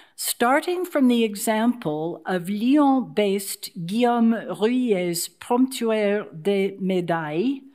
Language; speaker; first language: English; native; English